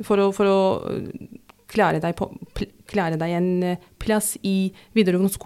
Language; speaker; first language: Norwegian; non-native, fluent; Turkish